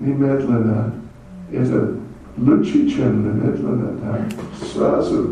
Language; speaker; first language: Russian; non-native, learner; English